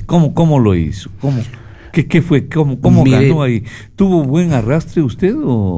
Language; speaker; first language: Spanish; native; Spanish